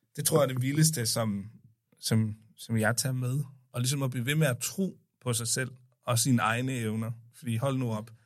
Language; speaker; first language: Danish; early bilingual, other home language; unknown